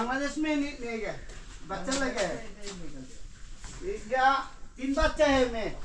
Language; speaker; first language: Hindi; non-native, learner; Bangla